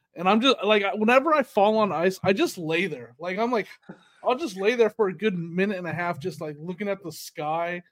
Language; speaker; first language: English; native; English